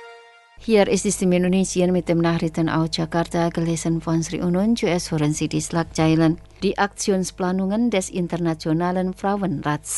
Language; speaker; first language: German; non-native, fluent; Indonesian